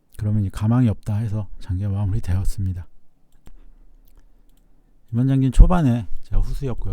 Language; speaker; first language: Korean; native; Korean